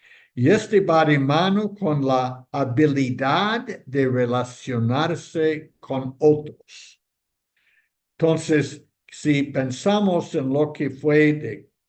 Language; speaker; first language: Spanish; non-native, fluent; English